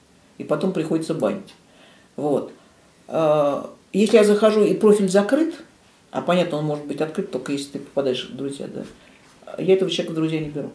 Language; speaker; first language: Russian; native; Russian